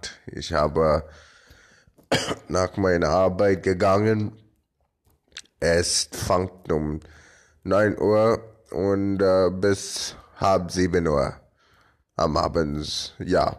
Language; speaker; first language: German; non-native, learner; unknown